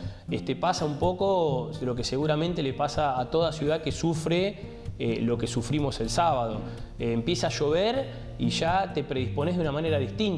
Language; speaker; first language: Spanish; native; Spanish